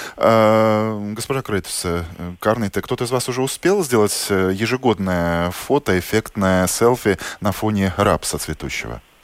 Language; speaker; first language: Russian; native; Russian